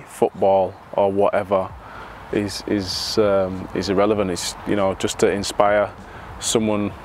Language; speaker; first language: English; native; English